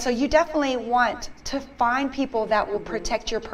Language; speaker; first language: English; native; English